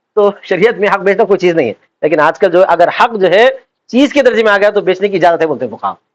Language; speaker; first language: Urdu; native; Urdu